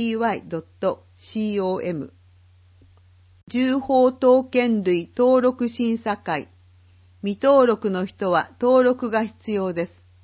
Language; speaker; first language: Japanese; native; Japanese